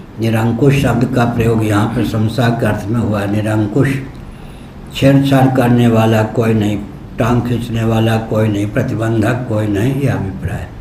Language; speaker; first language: Hindi; non-native, local second language; Maithili